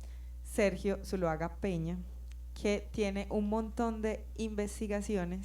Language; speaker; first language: Spanish; native; Spanish